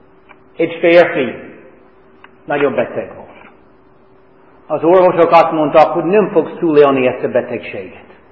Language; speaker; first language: Hungarian; non-native, fluent; English